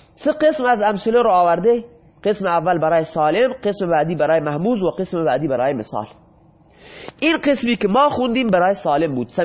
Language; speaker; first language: Persian; non-native, local second language; Baluchi